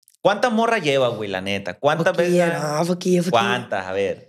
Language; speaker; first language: Spanish; native; Spanish